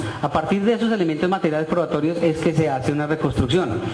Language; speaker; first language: Spanish; native; Spanish